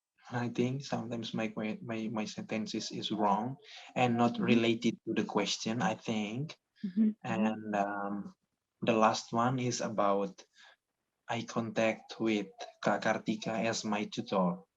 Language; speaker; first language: English; non-native, learner; Indonesian